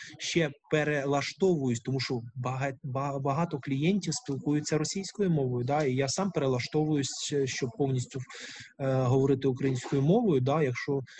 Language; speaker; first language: Ukrainian; non-native, local second language; Russian